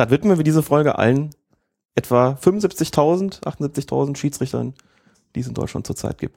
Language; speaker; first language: German; native; German